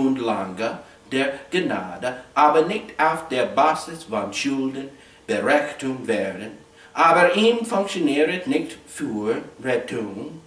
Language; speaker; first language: German; non-native, learner; English